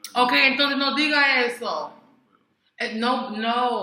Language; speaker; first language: Spanish; non-native, learner; English